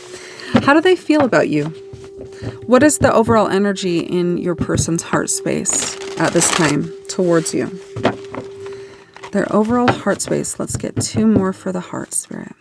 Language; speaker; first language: English; native; English